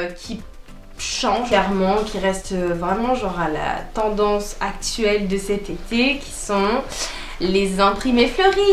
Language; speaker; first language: French; native; French